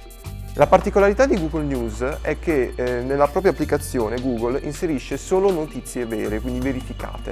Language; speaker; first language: Italian; native; Italian